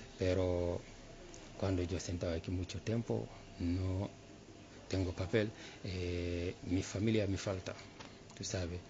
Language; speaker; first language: Spanish; non-native, learner; Fula